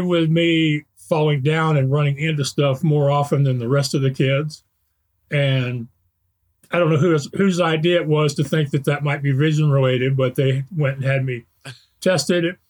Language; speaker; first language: English; native; English